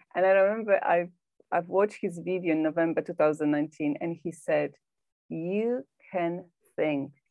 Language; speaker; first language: English; non-native, fluent; Polish